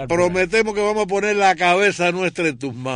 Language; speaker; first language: Spanish; native; Spanish